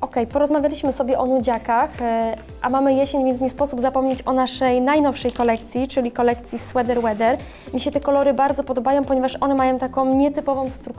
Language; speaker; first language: Polish; native; Polish